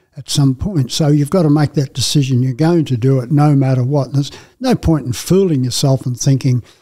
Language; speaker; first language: English; native; English